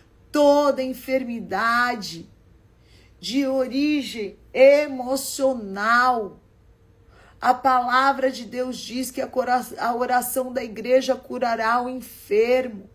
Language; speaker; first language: Portuguese; native; Portuguese